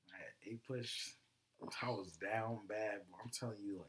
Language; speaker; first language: English; native; English